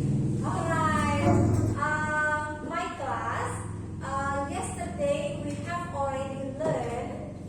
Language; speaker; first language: English; non-native, fluent; Indonesian